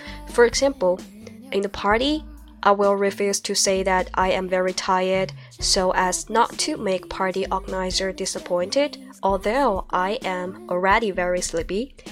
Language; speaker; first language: English; non-native, fluent; Chinese